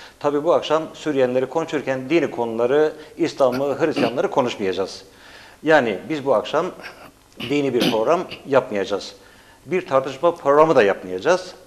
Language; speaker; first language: Turkish; native; Turkish